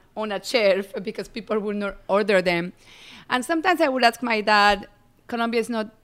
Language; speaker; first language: English; non-native, fluent; Spanish